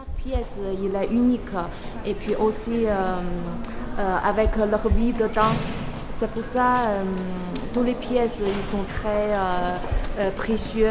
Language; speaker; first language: French; non-native, learner; Chinese